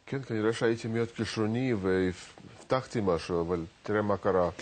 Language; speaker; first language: Hebrew; non-native, fluent; Russian